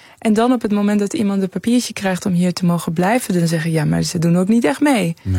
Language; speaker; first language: Dutch; early bilingual, other home language; Persian